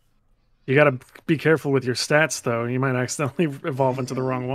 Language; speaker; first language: English; native; English